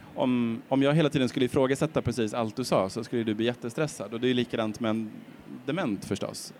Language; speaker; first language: Swedish; native; Swedish